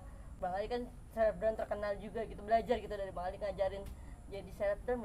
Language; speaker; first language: Indonesian; native; Indonesian